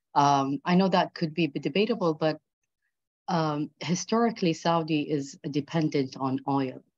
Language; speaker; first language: English; early bilingual, other home language; Arabic